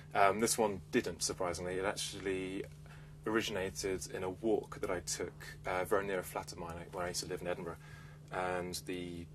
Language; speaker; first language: English; native; English